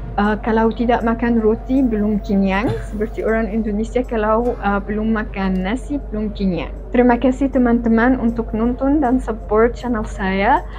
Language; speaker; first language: Indonesian; non-native, fluent; Arabic